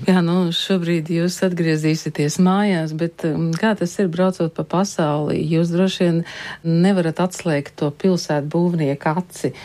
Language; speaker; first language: Latvian; native; Latvian